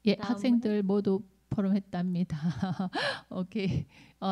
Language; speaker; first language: Korean; native; Korean